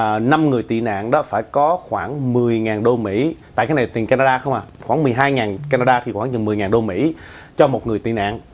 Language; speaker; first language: Vietnamese; early bilingual, other home language; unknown